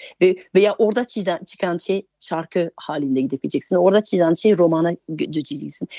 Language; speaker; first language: Turkish; non-native, fluent; French